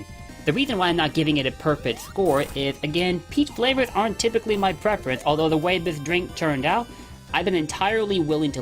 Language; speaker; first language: English; native; English